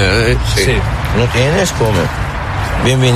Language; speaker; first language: Spanish; non-native, learner; Arabic